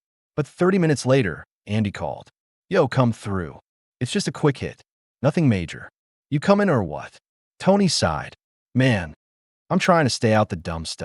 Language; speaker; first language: English; native; English